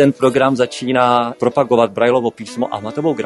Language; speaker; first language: Czech; native; Czech